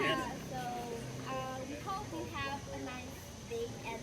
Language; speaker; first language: English; non-native, learner; Indonesian